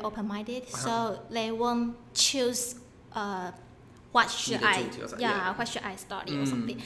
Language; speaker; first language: English; non-native, fluent; Chinese